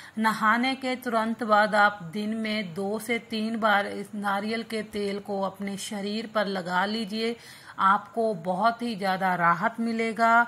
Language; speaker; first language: Hindi; non-native, local second language; Punjabi